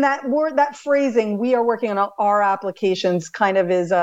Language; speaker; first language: English; native; English